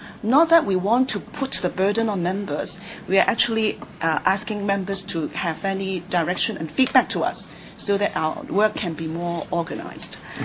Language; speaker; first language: English; non-native, local second language; Cantonese